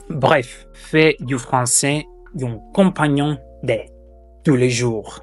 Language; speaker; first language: French; non-native, fluent; German